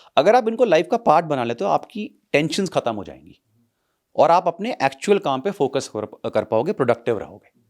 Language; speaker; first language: Hindi; non-native, local second language; Punjabi